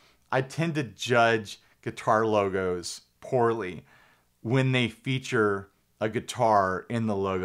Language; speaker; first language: English; native; English